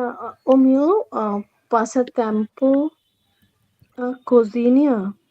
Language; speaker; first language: Portuguese; non-native, learner; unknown